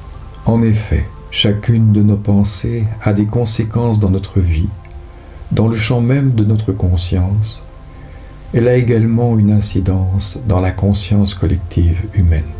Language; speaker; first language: French; native; French